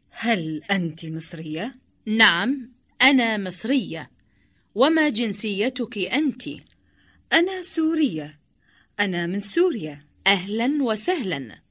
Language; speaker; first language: Arabic; non-native, learner; Indonesian